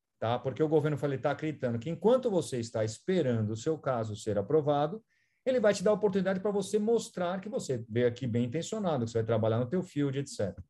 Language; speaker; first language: Portuguese; native; Portuguese